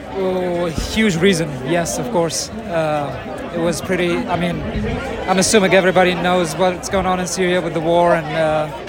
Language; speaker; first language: English; non-native, fluent; Arabic